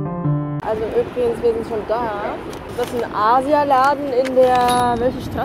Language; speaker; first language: German; non-native, fluent; Korean